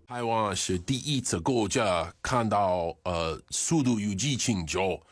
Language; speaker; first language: Chinese; non-native, learner; English